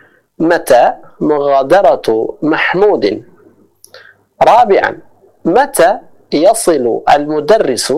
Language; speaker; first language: Arabic; non-native, fluent; Indonesian